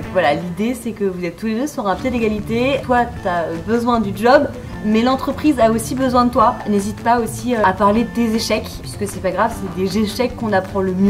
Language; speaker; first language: French; native; French